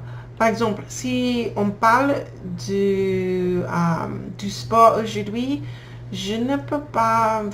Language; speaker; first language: French; non-native, learner; English